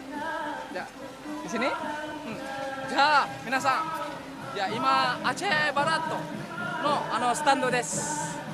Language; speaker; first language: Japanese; non-native, learner; Indonesian